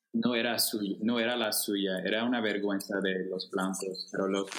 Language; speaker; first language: Spanish; non-native, fluent; English